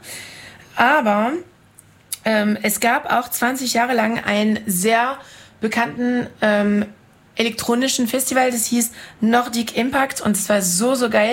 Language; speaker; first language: German; non-native, fluent; French